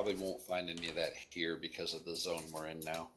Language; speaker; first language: English; native; English